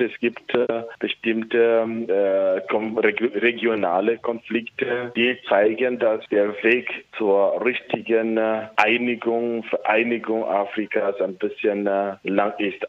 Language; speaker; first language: German; non-native, fluent; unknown